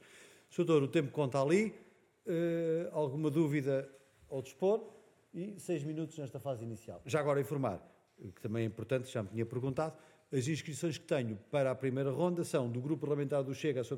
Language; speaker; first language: Portuguese; native; Portuguese